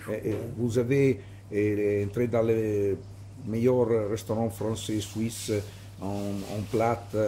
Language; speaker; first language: French; non-native, learner; Italian